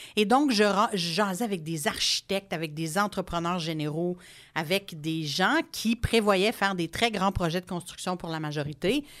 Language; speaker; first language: French; non-native, local second language; English